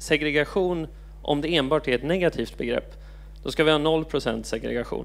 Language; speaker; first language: Swedish; native; Swedish